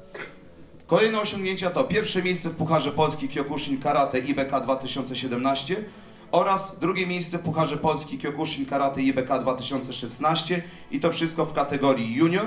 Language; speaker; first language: Polish; native; Polish